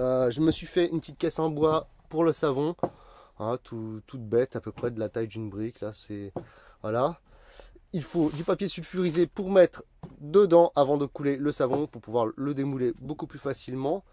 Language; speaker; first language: French; native; French